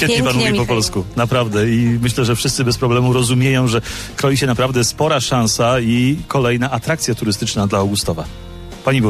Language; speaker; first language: Polish; native; Polish